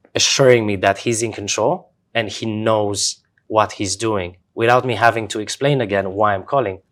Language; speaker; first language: English; non-native, fluent; Romanian